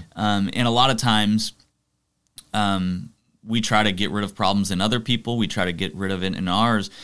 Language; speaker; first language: English; native; English